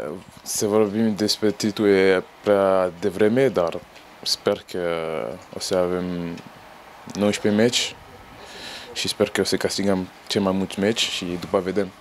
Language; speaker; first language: Romanian; non-native, learner; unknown